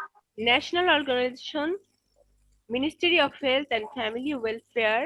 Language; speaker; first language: English; non-native, local second language; Bangla